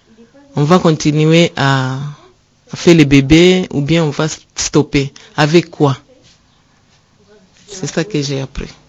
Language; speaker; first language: French; non-native, learner; Rundi